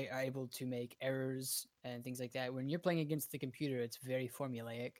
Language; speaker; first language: English; native; English